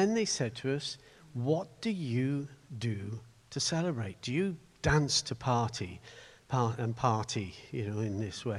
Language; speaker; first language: English; native; English